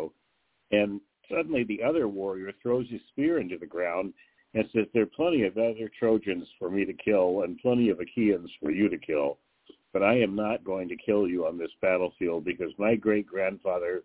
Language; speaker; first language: English; native; English